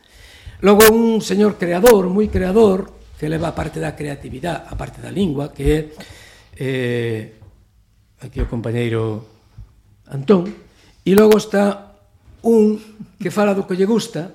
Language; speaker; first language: Galician; native; Galician